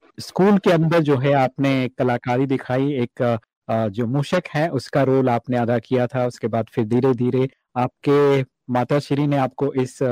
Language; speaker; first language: Hindi; native; Hindi